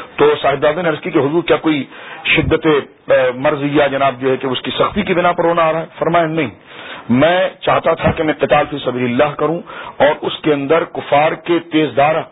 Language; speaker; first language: Urdu; native; Urdu